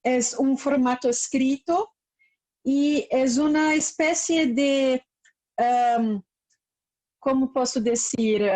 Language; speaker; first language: Spanish; non-native, learner; Portuguese